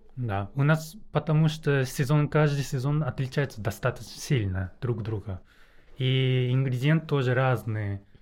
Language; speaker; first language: Russian; non-native, learner; Japanese